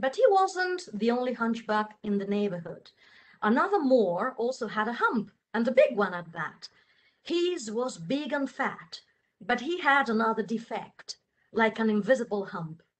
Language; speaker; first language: English; non-native, fluent; Catalan